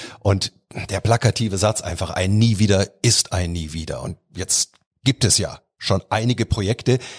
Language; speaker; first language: German; native; German